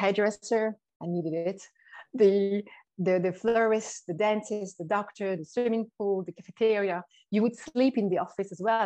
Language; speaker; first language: English; non-native, fluent; French